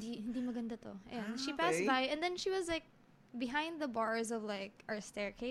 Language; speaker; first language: English; non-native, local second language; Filipino